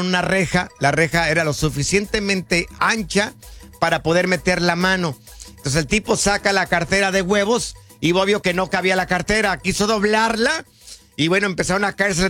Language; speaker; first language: Spanish; early bilingual, heritage; Spanish